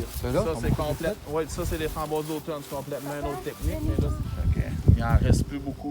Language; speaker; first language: French; native; French